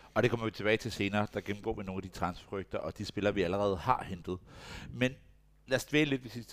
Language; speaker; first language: Danish; native; Danish